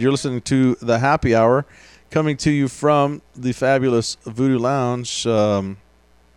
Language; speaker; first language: English; native; English